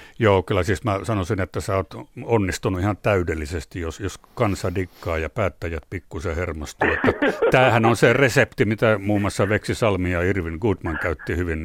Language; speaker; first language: Finnish; native; Finnish